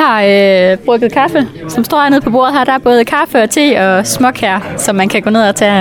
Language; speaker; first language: Danish; native; Danish